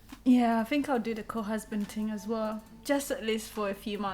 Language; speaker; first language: English; native; English